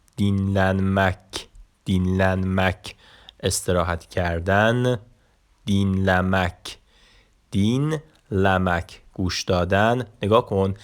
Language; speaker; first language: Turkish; non-native, fluent; Persian